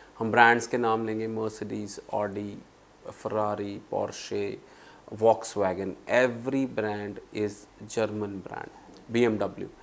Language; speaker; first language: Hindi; non-native, local second language; Punjabi